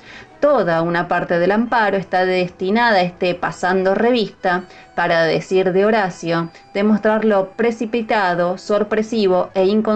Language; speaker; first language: Spanish; native; Spanish